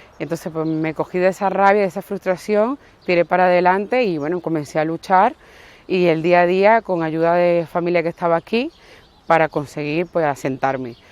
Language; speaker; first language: Spanish; native; Spanish